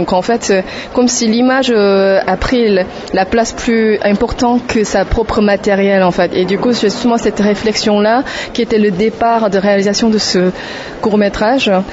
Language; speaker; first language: French; non-native, fluent; Korean